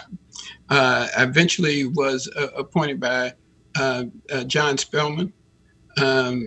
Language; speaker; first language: English; native; English